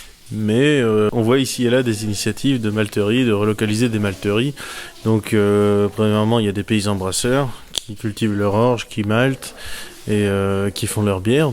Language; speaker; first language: French; native; French